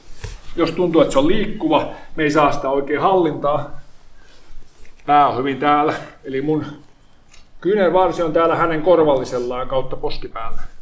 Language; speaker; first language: Finnish; native; Finnish